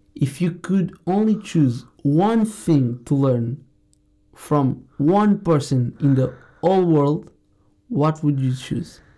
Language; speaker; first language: English; non-native, fluent; Portuguese